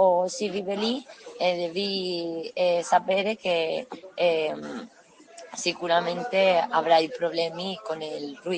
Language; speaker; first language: Italian; non-native, learner; Spanish